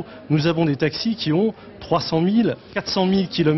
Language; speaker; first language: French; native; French